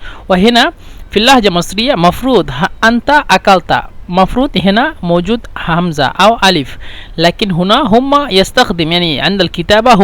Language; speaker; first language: Arabic; non-native, fluent; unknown